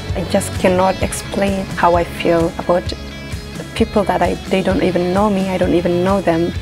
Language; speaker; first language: English; non-native, fluent; Tigrinya